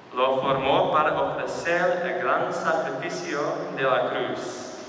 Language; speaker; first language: Spanish; non-native, fluent; English